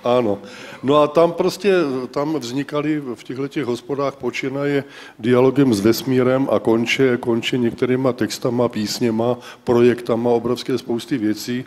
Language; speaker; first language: Czech; native; Czech